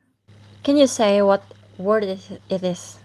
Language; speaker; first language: English; non-native, learner; Indonesian